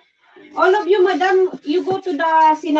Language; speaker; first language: English; non-native, learner; Filipino